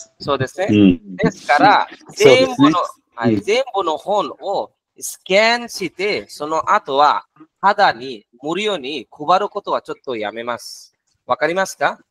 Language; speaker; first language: Japanese; non-native, fluent; Bangla